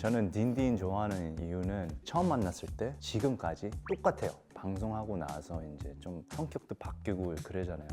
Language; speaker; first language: Korean; early bilingual, heritage; English